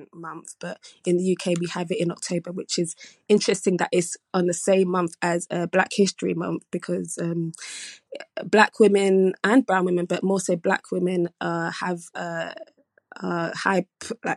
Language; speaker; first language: English; native; English